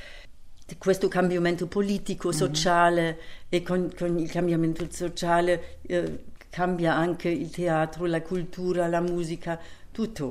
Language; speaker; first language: Italian; non-native, fluent; German